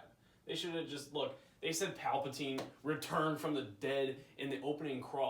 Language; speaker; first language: English; native; English